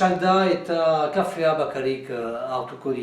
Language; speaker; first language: Basque; non-native, learner; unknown